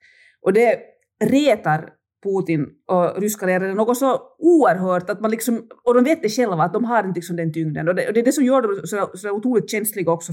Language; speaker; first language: Swedish; native; Swedish